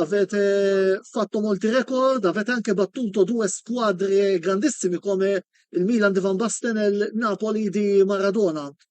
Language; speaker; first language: Italian; non-native, fluent; Maltese